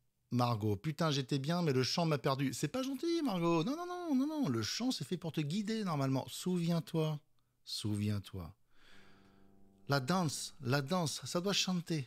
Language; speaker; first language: French; native; French